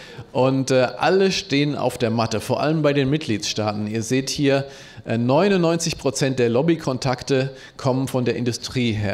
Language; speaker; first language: German; native; German